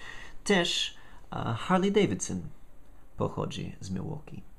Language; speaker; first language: Polish; non-native, fluent; English